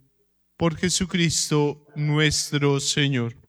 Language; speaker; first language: Spanish; native; Spanish